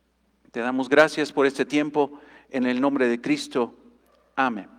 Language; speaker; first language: Spanish; native; Spanish